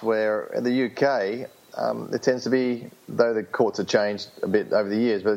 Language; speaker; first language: English; native; English